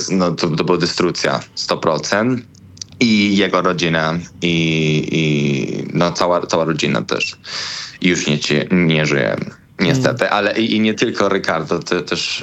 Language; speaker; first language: Polish; non-native, learner; Spanish